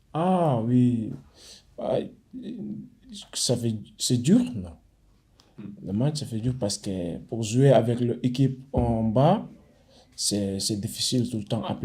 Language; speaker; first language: French; non-native, learner; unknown